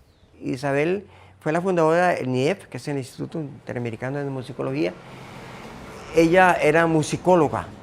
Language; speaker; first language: Spanish; native; Spanish